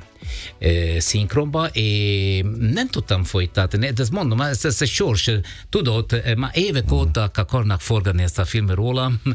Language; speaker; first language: Hungarian; non-native, learner; Italian